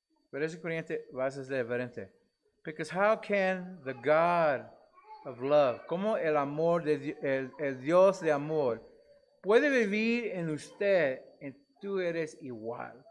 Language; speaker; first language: Spanish; non-native, learner; English